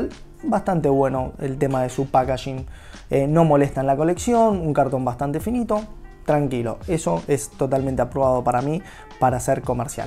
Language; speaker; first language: Spanish; native; Spanish